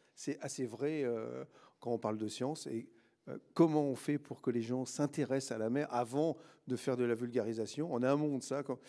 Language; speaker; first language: French; native; French